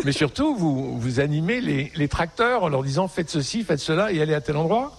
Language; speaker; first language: French; native; French